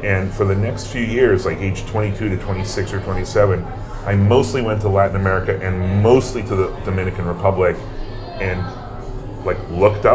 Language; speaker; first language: English; native; English